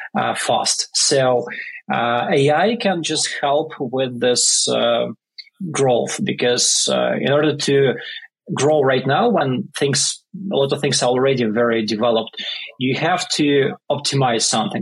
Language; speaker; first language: English; non-native, fluent; Russian